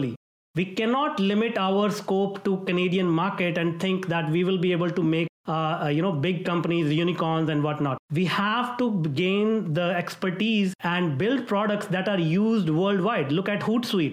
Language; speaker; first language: English; non-native, local second language; Hindi